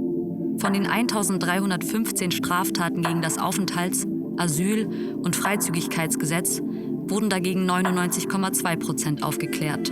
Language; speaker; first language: German; native; German